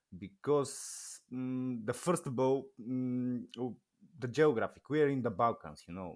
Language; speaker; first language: English; non-native, learner; Bulgarian